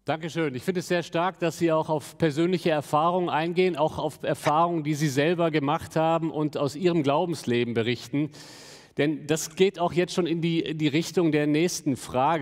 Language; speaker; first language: German; native; German